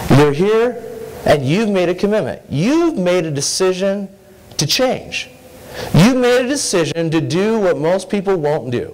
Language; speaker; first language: English; native; English